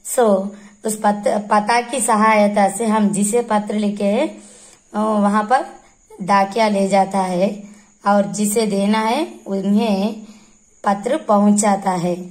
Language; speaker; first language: Hindi; non-native, local second language; Telugu